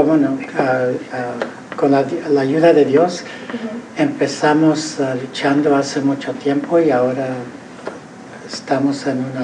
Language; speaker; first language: Spanish; early bilingual, heritage; Spanish